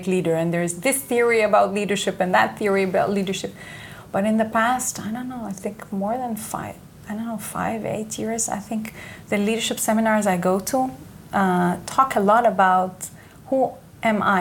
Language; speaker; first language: English; non-native, fluent; Hebrew